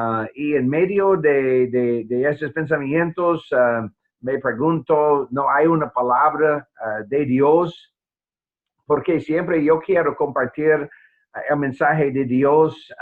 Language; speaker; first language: Spanish; non-native, fluent; English